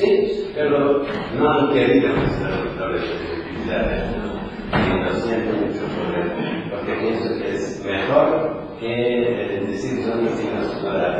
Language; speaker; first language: Spanish; non-native, fluent; Polish